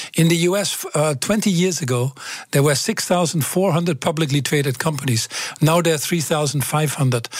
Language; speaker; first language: English; non-native, fluent; Dutch